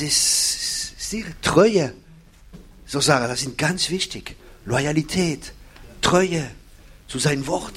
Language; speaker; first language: German; non-native, fluent; French